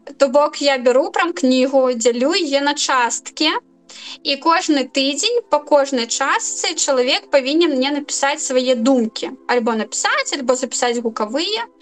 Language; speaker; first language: Belarusian; non-native, local second language; Russian